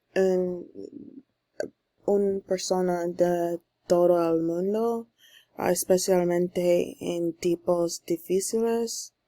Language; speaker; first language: Spanish; non-native, learner; English